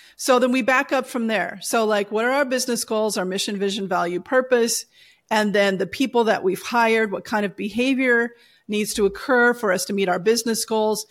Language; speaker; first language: English; native; English